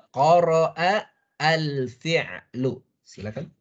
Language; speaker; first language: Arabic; non-native, learner; Indonesian